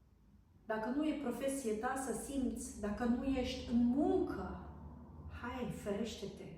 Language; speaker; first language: Romanian; non-native, fluent; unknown